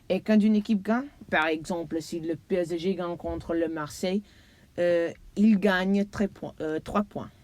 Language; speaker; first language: French; non-native, learner; English